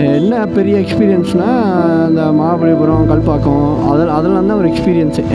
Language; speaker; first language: Tamil; non-native, local second language; Malayalam